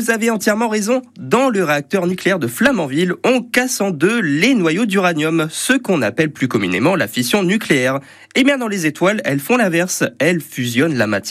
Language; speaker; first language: French; native; French